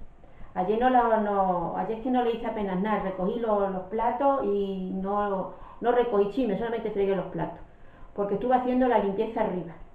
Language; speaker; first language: Spanish; native; Spanish